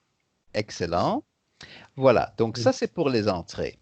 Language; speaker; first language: French; native; French